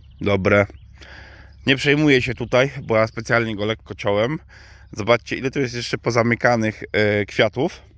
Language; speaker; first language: Polish; native; Polish